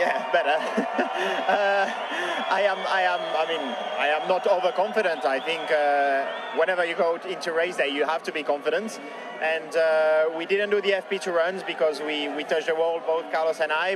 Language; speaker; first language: English; non-native, fluent; French